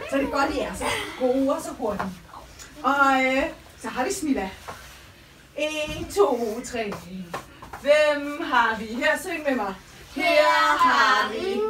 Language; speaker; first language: Danish; native; Danish